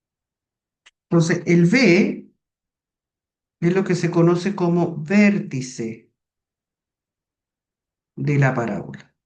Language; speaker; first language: Spanish; native; Spanish